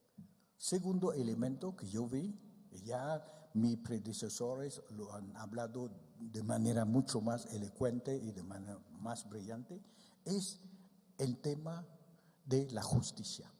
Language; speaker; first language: Spanish; non-native, fluent; Vietnamese